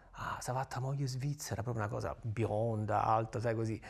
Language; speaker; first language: Italian; native; Italian